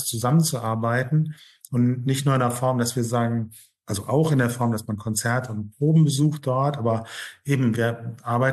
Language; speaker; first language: German; native; German